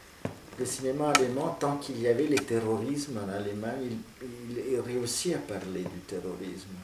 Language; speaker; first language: French; non-native, fluent; Italian